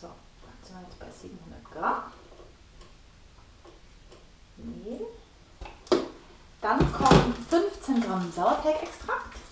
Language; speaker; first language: German; native; German